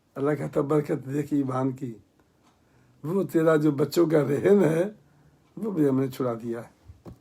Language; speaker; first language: Urdu; non-native, local second language; Punjabi